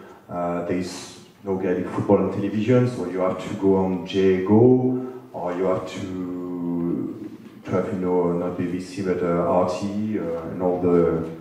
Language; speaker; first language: English; non-native, fluent; French